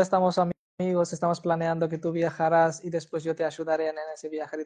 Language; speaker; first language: Spanish; non-native, fluent; Hindi